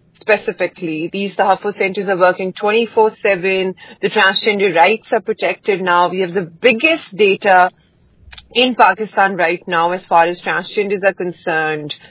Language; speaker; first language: English; non-native, local second language; Urdu